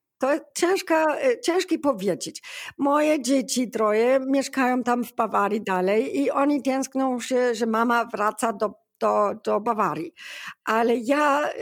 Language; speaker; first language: Polish; non-native, learner; German